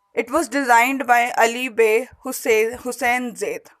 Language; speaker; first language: English; non-native, local second language; Punjabi